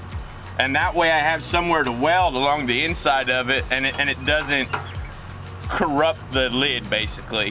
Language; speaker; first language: English; native; English